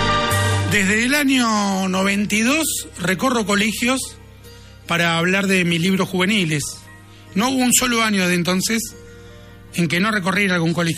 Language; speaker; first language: Spanish; native; Spanish